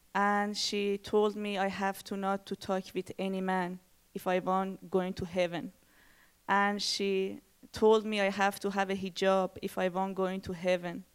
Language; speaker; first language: English; non-native, learner; Persian